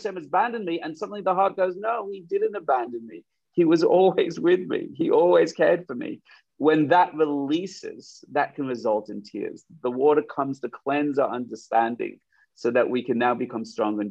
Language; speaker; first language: English; native; English